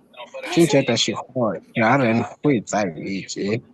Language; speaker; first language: Chinese; non-native, learner; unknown